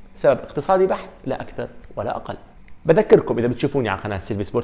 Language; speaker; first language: Arabic; native; Arabic